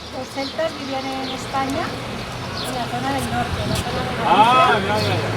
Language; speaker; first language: Spanish; native; Spanish